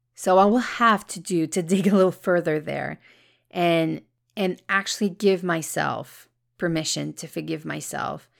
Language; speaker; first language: English; native; English